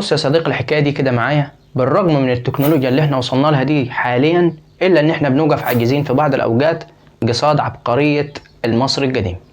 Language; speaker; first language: Arabic; native; Arabic